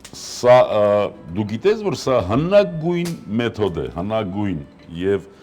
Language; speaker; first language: Armenian; native; Armenian